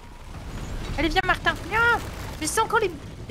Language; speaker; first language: French; native; French